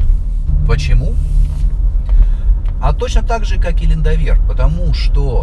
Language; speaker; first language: Russian; native; Russian